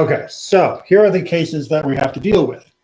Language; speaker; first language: English; native; English